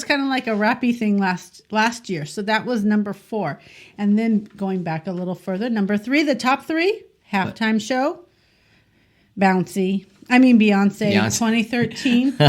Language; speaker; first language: English; native; English